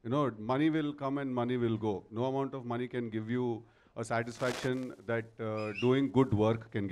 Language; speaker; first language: Telugu; native; Telugu